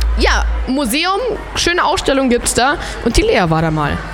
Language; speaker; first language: German; native; German